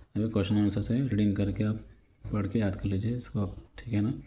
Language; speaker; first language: Hindi; non-native, local second language; Telugu